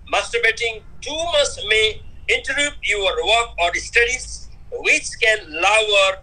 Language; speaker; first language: English; non-native, local second language; Nepali